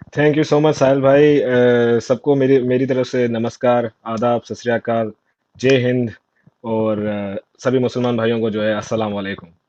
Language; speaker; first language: Urdu; non-native, local second language; Sindhi